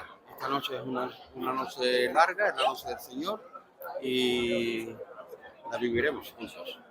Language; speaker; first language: Spanish; native; Spanish